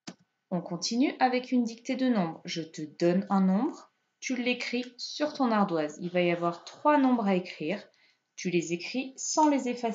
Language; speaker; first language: French; native; French